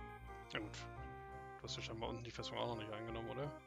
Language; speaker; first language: German; native; German